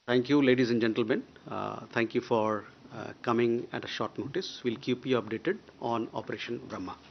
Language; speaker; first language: English; non-native, local second language; Hindi